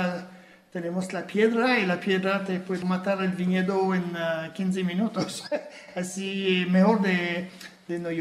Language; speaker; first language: Spanish; non-native, fluent; French